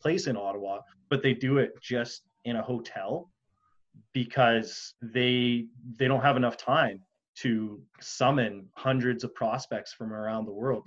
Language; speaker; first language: English; native; English